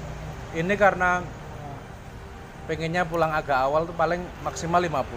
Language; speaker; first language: Indonesian; native; Indonesian